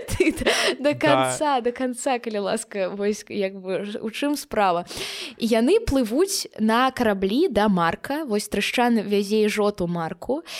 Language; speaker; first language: Belarusian; non-native, local second language; Russian